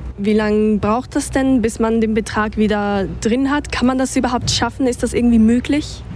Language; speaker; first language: German; native; German